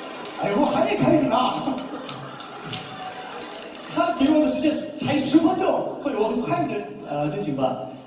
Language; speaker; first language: Chinese; non-native, learner; Korean